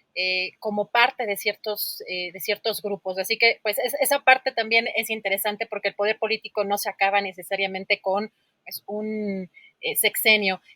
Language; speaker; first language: Spanish; native; Spanish